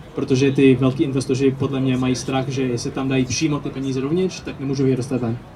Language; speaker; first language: Czech; early bilingual, heritage; Czech